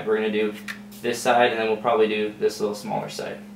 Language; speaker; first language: English; native; English